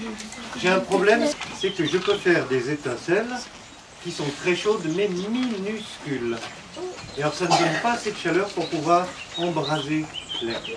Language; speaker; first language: French; native; French